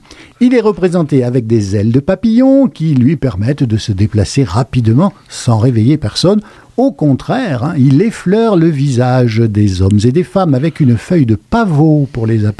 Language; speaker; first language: French; native; French